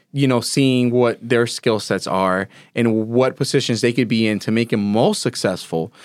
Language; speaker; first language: English; early bilingual, other home language; Spanish